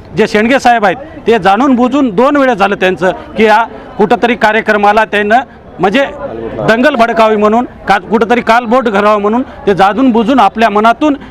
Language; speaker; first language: Marathi; native; Marathi